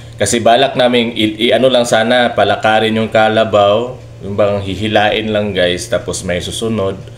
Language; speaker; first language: Filipino; non-native, local second language; Cebuano